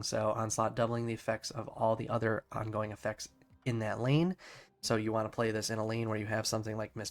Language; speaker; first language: English; native; English